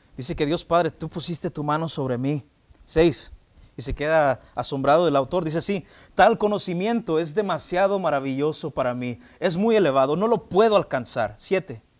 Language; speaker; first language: Spanish; early bilingual, heritage; Spanish